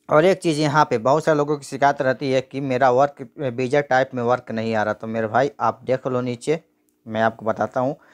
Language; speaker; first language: Hindi; native; Hindi